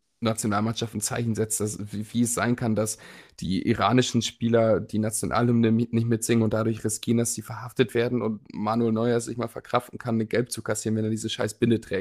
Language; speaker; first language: German; native; German